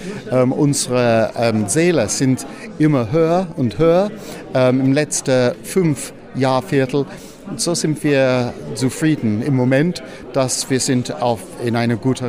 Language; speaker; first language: German; non-native, fluent; English